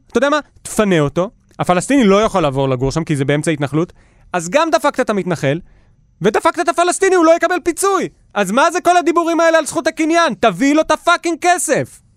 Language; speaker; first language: Hebrew; native; Hebrew